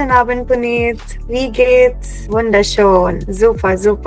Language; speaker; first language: German; non-native, fluent; Hindi